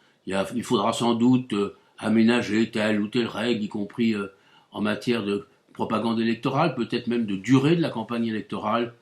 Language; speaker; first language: French; native; French